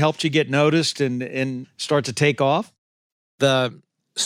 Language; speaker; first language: English; early bilingual, other home language; French